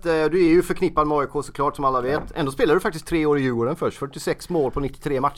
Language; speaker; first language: Swedish; native; Swedish